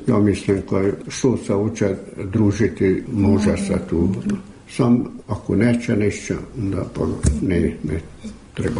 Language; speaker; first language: Serbian; early bilingual, heritage; Serbian